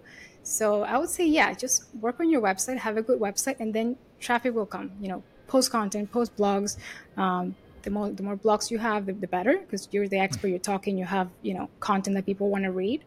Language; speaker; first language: English; non-native, fluent; Spanish